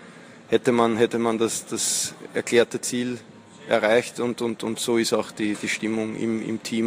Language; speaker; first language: German; native; German